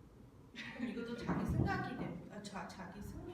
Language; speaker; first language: Korean; non-native, learner; Chinese